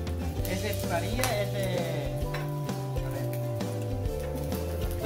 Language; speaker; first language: Spanish; non-native, learner; Korean